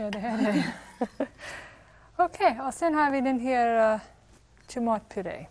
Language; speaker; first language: Swedish; non-native, fluent; English